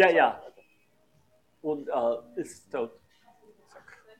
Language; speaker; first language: German; non-native, learner; English